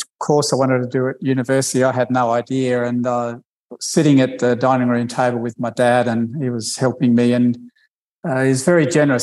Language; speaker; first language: English; native; English